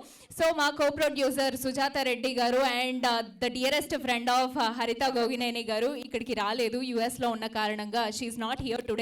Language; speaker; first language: Telugu; native; Telugu